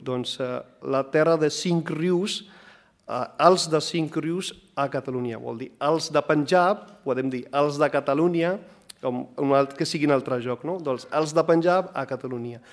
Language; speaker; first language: Catalan; non-native, fluent; Punjabi